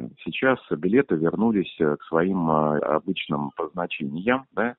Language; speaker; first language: Russian; native; Russian